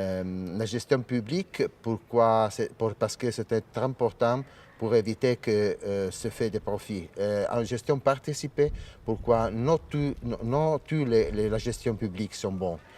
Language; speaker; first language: French; non-native, learner; Italian